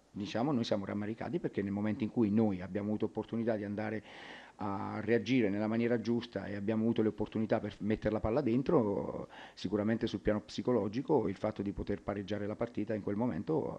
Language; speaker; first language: Italian; native; Italian